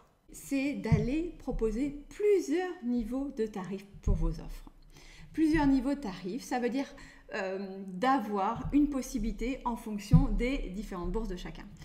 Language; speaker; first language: French; native; French